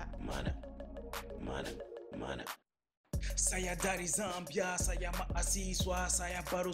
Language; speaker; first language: Indonesian; non-native, learner; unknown